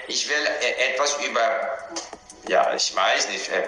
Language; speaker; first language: German; non-native, learner; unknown